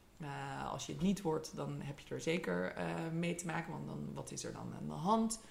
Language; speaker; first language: Dutch; early bilingual, other home language; English